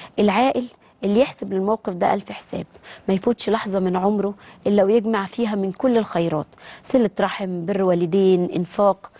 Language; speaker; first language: Arabic; native; Arabic